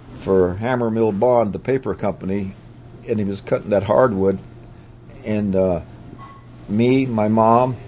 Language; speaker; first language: English; native; English